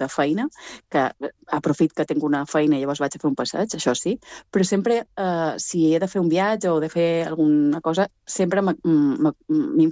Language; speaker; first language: Catalan; native; Catalan